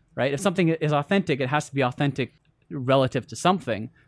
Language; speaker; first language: English; early bilingual, other home language; Arabic